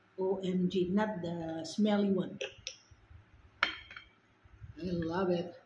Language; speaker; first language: English; non-native, local second language; Filipino